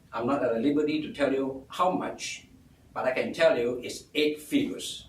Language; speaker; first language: English; non-native, local second language; Min Nan Chinese